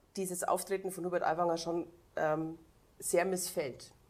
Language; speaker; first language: German; native; German